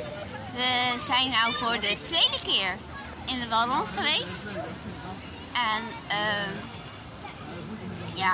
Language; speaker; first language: Dutch; native; Dutch